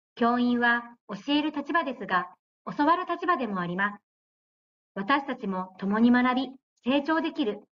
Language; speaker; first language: Japanese; native; Japanese